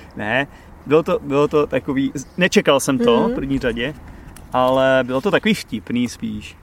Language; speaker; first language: Czech; native; Czech